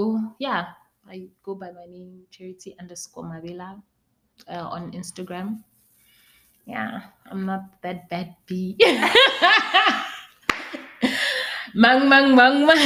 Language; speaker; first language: English; non-native, local second language; Northern Sotho